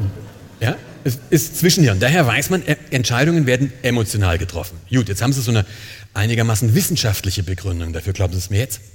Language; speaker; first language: German; native; German